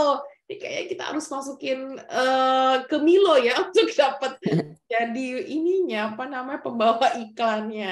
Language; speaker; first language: Indonesian; native; Indonesian